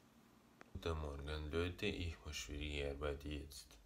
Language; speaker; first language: German; non-native, learner; Russian